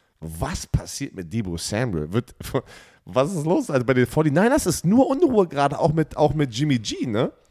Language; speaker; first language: German; native; German